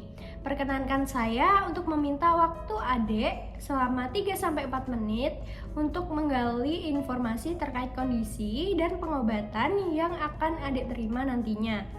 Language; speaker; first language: Indonesian; native; Indonesian